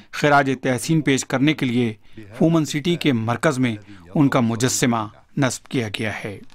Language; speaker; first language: Urdu; native; Urdu